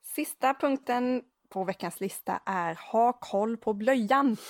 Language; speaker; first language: Swedish; native; Swedish